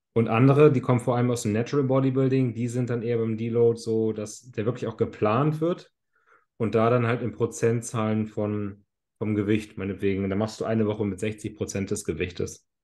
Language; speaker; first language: German; native; German